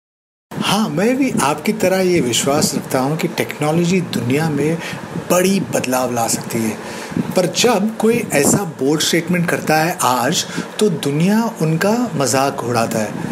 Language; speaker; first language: Hindi; native; Hindi